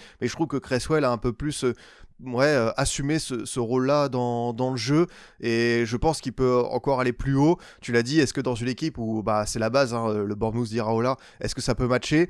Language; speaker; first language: French; native; French